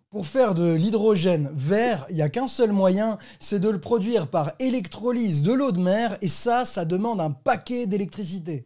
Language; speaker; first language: French; native; French